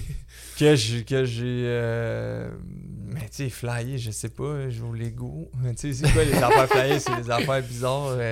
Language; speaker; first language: French; native; French